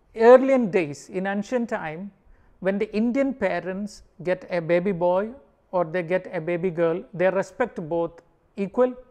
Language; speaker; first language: English; non-native, local second language; Malayalam